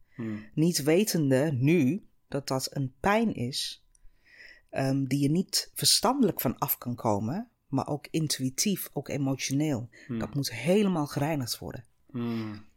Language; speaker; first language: Dutch; non-native, fluent; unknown